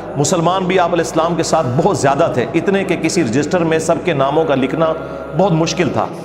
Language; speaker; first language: Urdu; native; Urdu